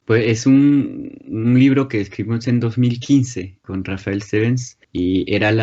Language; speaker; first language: Spanish; non-native, fluent; French